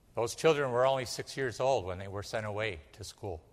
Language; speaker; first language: English; early bilingual, other home language; Spanish